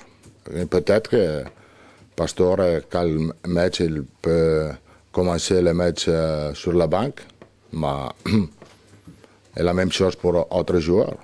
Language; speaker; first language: French; non-native, learner; Italian